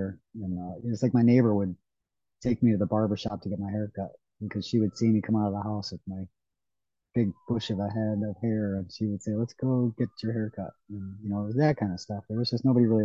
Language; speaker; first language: English; native; English